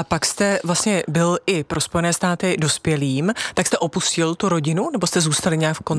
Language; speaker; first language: Czech; native; Czech